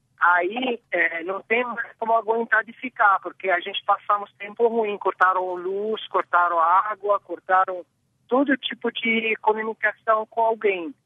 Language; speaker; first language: Portuguese; non-native, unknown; Arabic